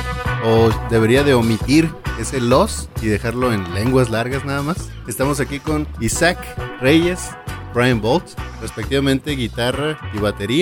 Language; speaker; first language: Spanish; native; Spanish